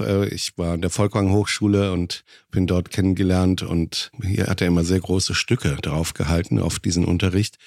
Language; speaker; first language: German; native; German